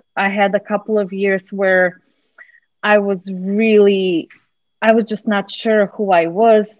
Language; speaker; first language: English; non-native, fluent; Macedonian